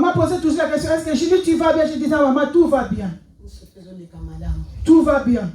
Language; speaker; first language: French; non-native, local second language; Lingala